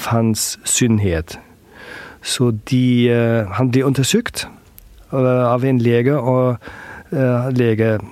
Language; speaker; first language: Norwegian; early bilingual, heritage; German